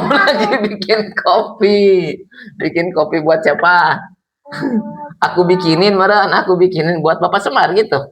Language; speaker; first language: Indonesian; non-native, local second language; Sundanese